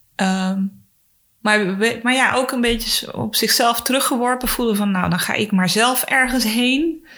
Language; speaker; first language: Dutch; early bilingual, other home language; Spanish